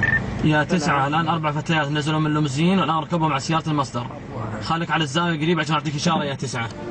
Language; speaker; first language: Arabic; native; Arabic